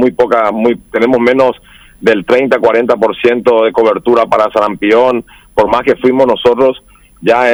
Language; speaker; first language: Spanish; native; Spanish